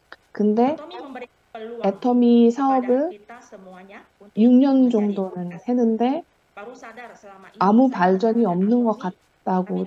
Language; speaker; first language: Korean; non-native, fluent; Indonesian